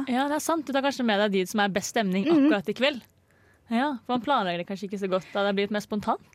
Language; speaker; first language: Norwegian; native; Norwegian